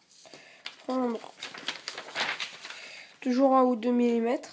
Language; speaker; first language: French; native; French